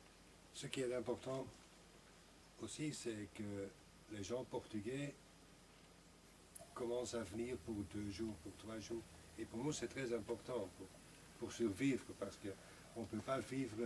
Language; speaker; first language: French; non-native, local second language; Dutch